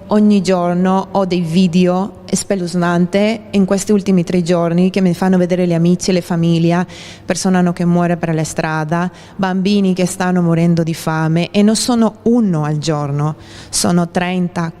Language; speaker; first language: Italian; non-native, fluent; Spanish